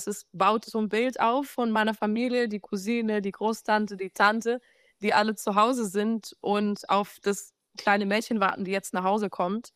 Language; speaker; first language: German; non-native, fluent; Portuguese